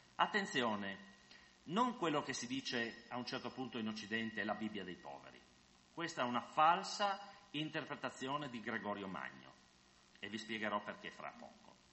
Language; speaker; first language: Italian; non-native, fluent; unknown